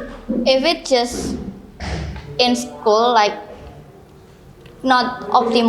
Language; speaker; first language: English; non-native, learner; Indonesian